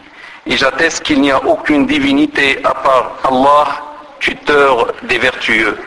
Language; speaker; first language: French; non-native, local second language; Arabic